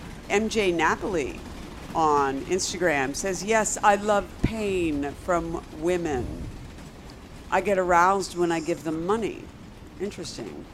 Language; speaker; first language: English; native; English